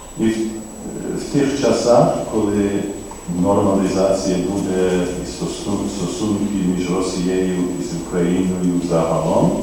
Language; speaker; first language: Ukrainian; non-native, fluent; English